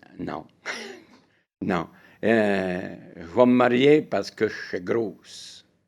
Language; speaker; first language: French; native; French